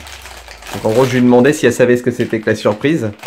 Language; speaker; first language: French; native; French